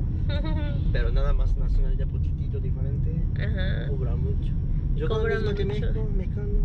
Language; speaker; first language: Spanish; non-native, learner; Japanese